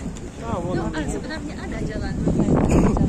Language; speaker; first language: Indonesian; non-native, fluent; Russian